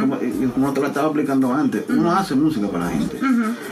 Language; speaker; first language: Spanish; native; Spanish